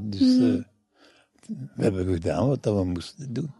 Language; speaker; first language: Dutch; non-native, fluent; English